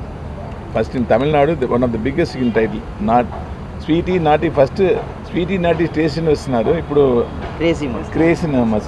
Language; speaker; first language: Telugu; non-native, local second language; Tamil